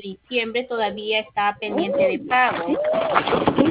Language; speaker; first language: Spanish; native; Spanish